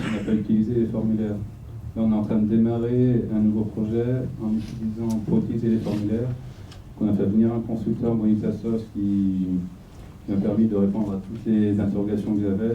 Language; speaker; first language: French; native; French